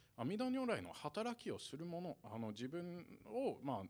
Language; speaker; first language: Japanese; non-native, fluent; English